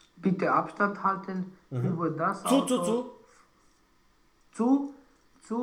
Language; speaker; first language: German; non-native, fluent; Romanian